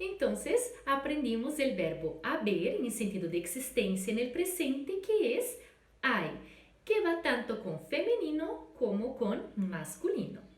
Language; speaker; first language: Spanish; non-native, fluent; Portuguese